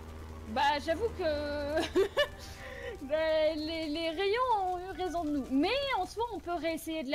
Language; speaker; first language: French; native; French